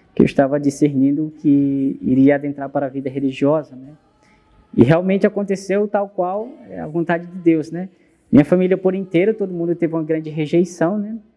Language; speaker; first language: Portuguese; native; Portuguese